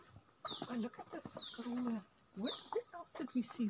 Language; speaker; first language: English; non-native, local second language; Afrikaans